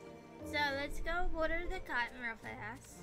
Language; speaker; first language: English; native; English